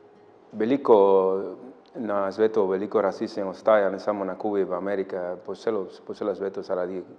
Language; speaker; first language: Slovenian; non-native, learner; Spanish